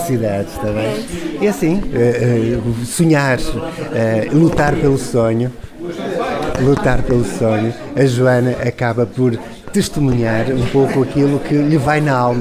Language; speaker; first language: Portuguese; native; Portuguese